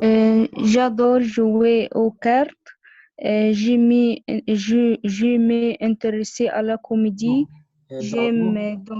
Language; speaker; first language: French; non-native, learner; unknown